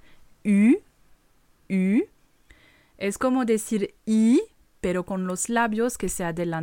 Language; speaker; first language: Spanish; non-native, fluent; French